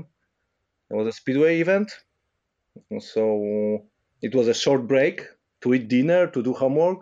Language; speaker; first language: English; non-native, fluent; Polish